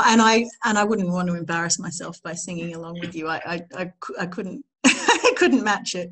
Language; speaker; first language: English; native; English